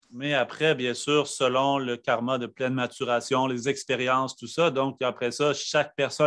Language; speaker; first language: French; native; French